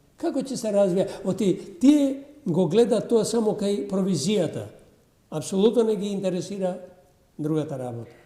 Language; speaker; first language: Macedonian; non-native, local second language; Albanian